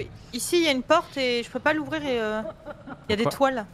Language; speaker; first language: French; native; French